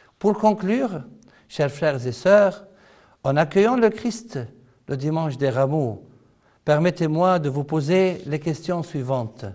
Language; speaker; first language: French; non-native, fluent; Arabic